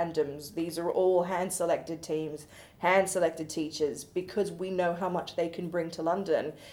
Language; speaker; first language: English; native; English